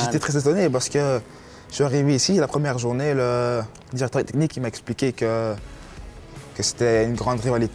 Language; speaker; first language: French; early bilingual, other home language; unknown